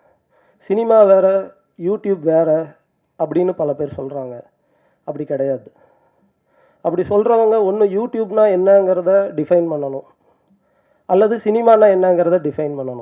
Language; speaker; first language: Tamil; native; Tamil